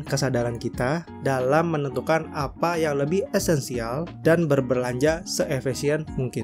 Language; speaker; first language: Indonesian; native; Indonesian